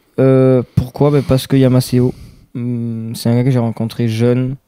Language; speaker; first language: French; native; French